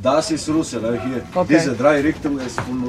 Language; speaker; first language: German; non-native, learner; Bulgarian